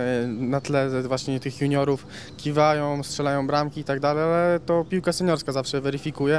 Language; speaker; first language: Polish; native; Polish